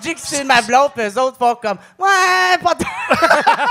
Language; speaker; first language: French; native; French